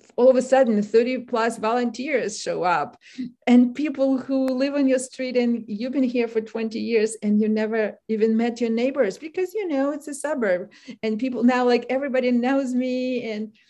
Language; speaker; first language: English; non-native, fluent; Ukrainian